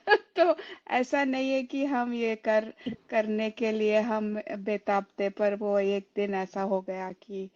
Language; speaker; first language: Hindi; non-native, local second language; Kannada